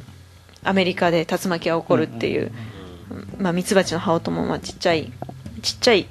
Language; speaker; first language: Japanese; native; Japanese